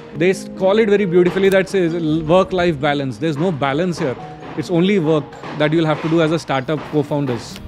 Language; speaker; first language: English; non-native, local second language; Hindi